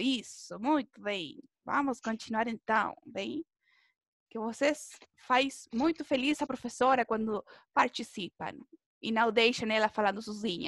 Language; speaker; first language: Portuguese; non-native, fluent; Spanish